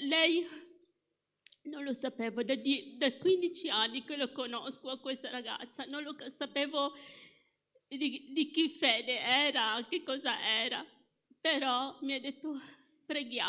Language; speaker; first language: Italian; non-native, fluent; Morisyen